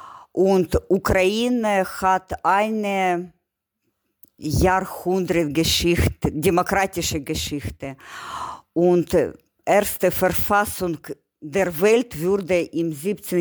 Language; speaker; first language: German; non-native, learner; Ukrainian